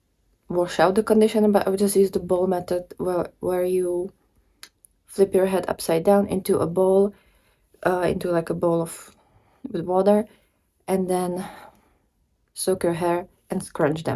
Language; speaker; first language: English; non-native, fluent; Czech